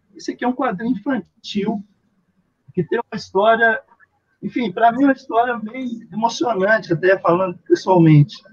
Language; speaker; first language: Portuguese; native; Portuguese